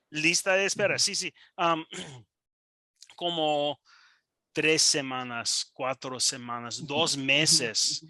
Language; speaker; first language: Spanish; non-native, learner; English